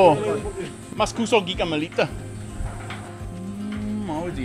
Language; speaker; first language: Cebuano; non-native, learner; English